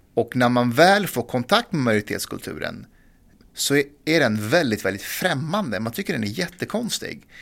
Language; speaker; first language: Swedish; early bilingual, other home language; Persian